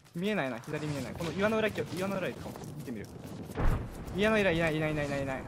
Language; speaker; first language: Japanese; native; Japanese